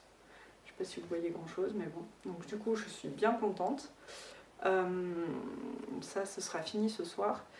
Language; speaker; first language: French; native; French